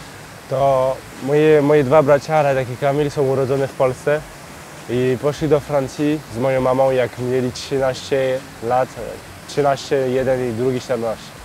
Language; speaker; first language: Polish; early bilingual, heritage; French